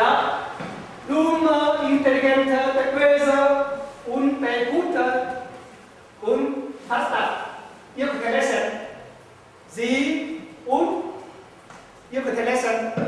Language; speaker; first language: German; non-native, learner; Vietnamese